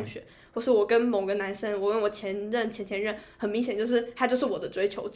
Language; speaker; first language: Chinese; native; Chinese